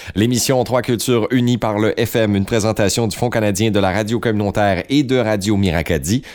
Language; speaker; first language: French; native; French